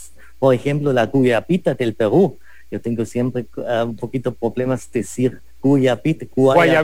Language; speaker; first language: Spanish; non-native, fluent; German